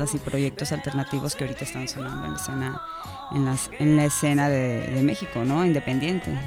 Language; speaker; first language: Spanish; native; Spanish